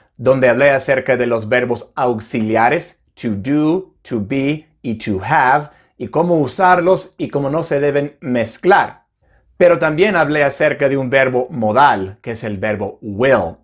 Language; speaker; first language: Spanish; non-native, fluent; English